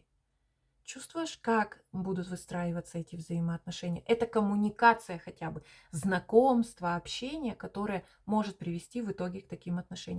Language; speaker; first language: Russian; native; Russian